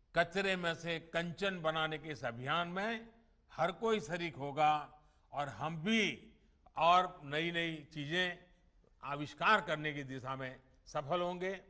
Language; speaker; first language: Hindi; non-native, local second language; Gujarati